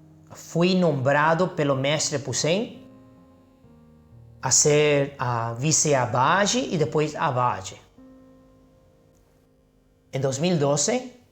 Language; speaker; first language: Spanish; non-native, fluent; Chinese